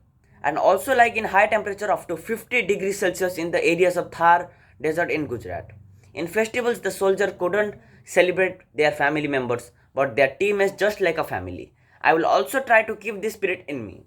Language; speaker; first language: English; non-native, learner; Odia